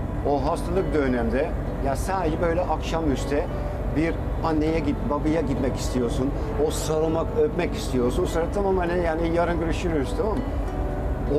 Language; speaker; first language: Turkish; non-native, fluent; Dutch